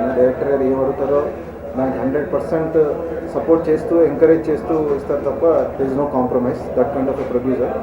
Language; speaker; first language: Telugu; native; Telugu